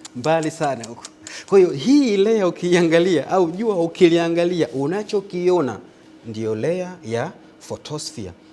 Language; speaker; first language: Swahili; native; Swahili